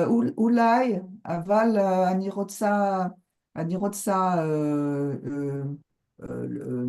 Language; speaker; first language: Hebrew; non-native, learner; French